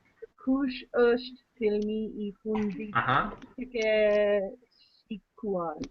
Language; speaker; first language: Albanian; non-native, learner; English